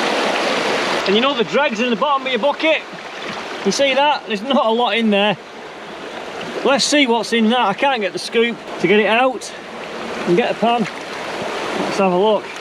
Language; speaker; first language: English; native; English